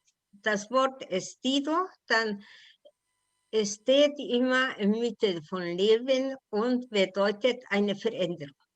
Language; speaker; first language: German; non-native, learner; Spanish